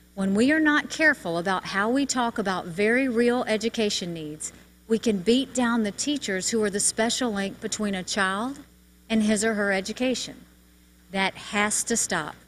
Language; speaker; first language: English; native; English